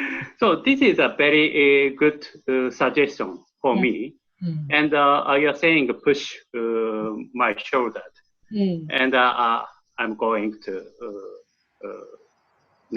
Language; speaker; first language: English; non-native, learner; Japanese